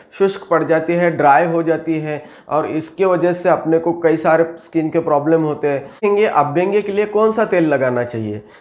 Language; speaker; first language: Hindi; non-native, local second language; Marathi